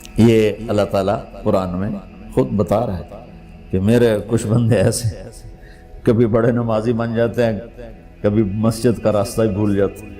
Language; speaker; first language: Urdu; non-native, local second language; Punjabi